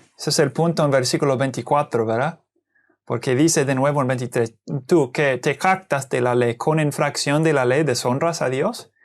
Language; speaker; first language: Spanish; non-native, fluent; English